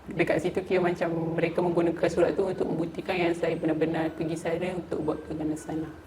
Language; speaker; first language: Malay; native; Malay